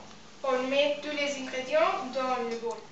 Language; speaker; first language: French; non-native, learner; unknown